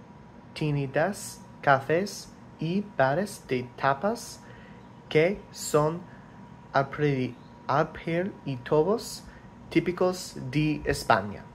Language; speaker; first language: Spanish; non-native, learner; English